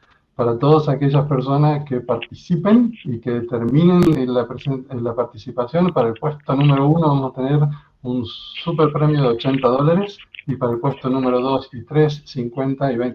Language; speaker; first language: Spanish; native; Spanish